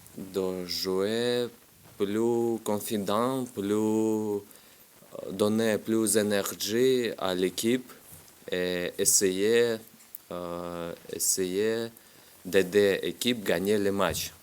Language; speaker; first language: French; non-native, learner; Russian